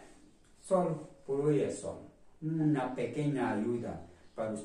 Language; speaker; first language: Spanish; non-native, fluent; Portuguese